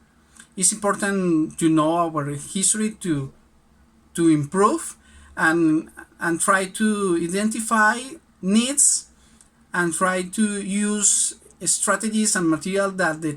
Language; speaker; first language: English; non-native, learner; Spanish